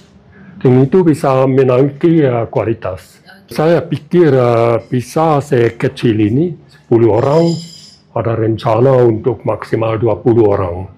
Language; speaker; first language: Indonesian; non-native, fluent; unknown